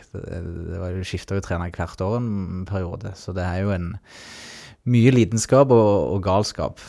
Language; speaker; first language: Norwegian; native; Norwegian